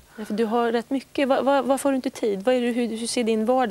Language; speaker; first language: Swedish; native; Swedish